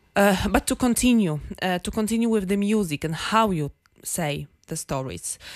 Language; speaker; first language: English; non-native, fluent; Polish